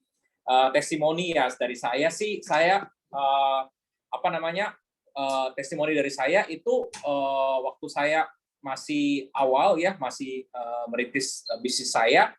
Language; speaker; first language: Indonesian; native; Indonesian